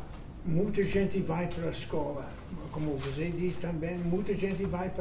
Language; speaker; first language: Portuguese; non-native, fluent; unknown